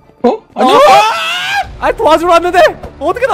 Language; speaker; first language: Korean; native; Korean